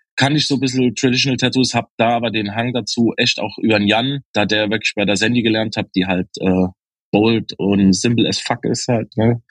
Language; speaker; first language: German; native; German